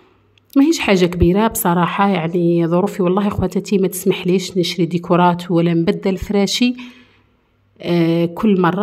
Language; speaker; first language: Arabic; native; Arabic